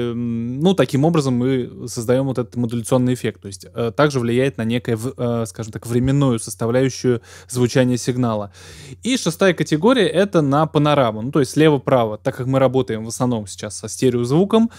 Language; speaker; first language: Russian; native; Russian